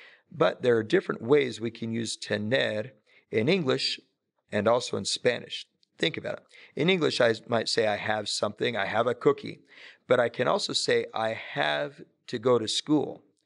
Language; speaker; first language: English; native; English